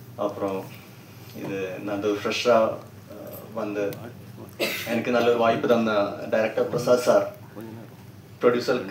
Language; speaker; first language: Tamil; non-native, fluent; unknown